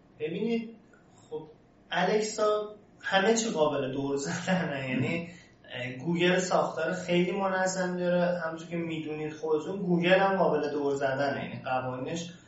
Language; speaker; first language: Persian; native; Persian